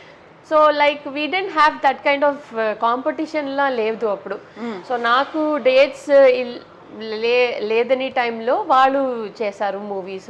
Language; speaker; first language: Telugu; non-native, learner; Malayalam